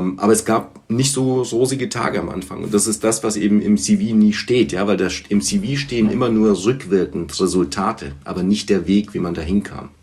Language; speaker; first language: German; early bilingual, other home language; Bulgarian